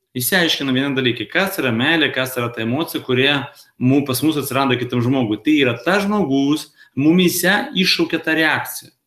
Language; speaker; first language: Lithuanian; non-native, local second language; Russian